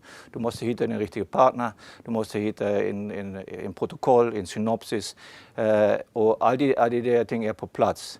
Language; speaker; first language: Swedish; non-native, fluent; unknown